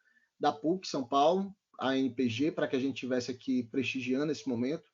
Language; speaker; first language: Portuguese; native; Portuguese